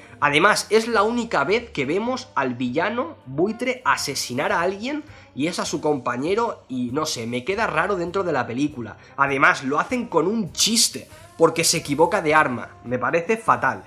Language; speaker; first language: Spanish; native; Spanish